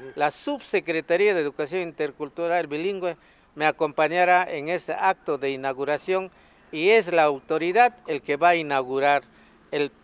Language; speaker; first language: Spanish; native; Spanish